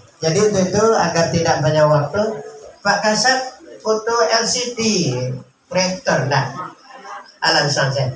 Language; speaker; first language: Indonesian; native; Indonesian